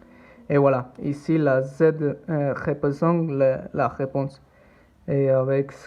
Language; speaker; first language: French; non-native, learner; Spanish